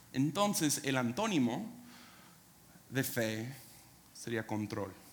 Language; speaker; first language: Spanish; non-native, fluent; English